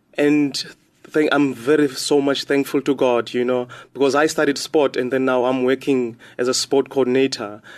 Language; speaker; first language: English; non-native, local second language; Xhosa